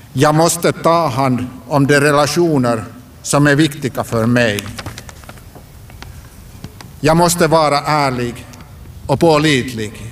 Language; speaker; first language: Swedish; non-native, local second language; Finnish